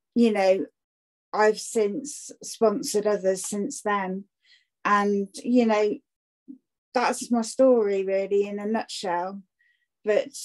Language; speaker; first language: English; native; English